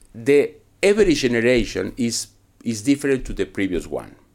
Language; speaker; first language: English; non-native, learner; Spanish